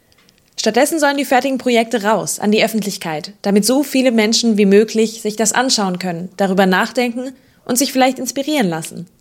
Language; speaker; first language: German; native; German